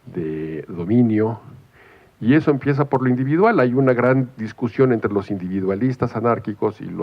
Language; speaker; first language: Spanish; native; Spanish